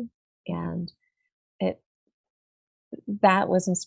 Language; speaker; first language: English; native; English